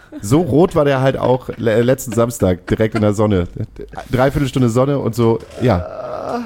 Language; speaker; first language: German; native; German